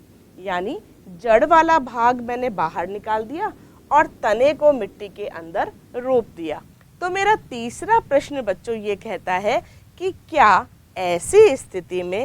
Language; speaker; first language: Hindi; native; Hindi